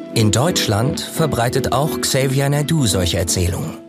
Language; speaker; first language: German; native; German